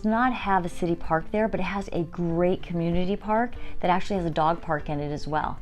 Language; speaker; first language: English; native; English